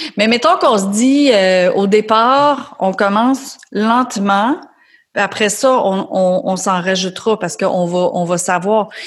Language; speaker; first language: French; native; French